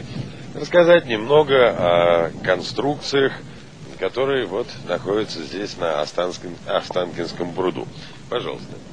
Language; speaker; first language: Russian; native; Russian